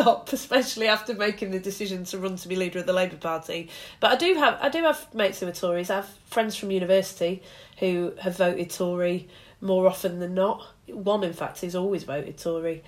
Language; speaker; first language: English; native; English